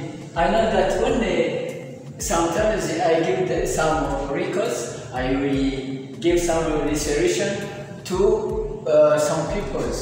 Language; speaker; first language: English; non-native, learner; Rundi